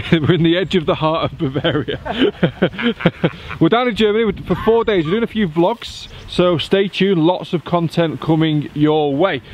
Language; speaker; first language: English; native; English